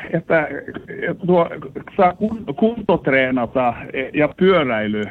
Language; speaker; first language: Finnish; early bilingual, heritage; Finnish